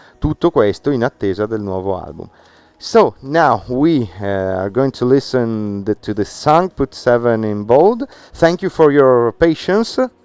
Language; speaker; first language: English; non-native, fluent; Italian